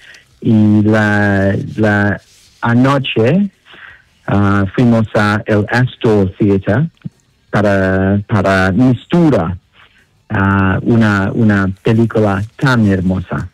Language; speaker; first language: Spanish; non-native, fluent; English